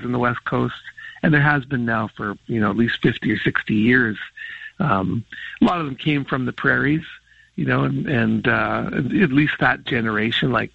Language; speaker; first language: English; native; English